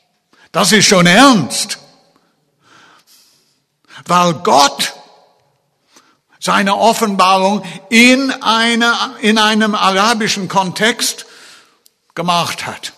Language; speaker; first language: German; non-native, fluent; English